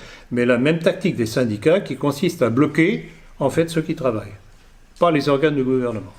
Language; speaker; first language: French; native; French